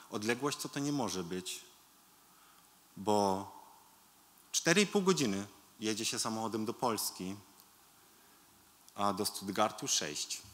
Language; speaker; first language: Polish; early bilingual, heritage; Polish